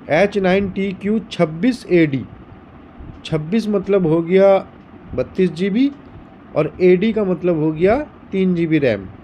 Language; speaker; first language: Hindi; native; Hindi